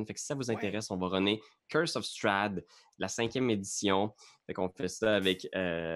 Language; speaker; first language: French; native; French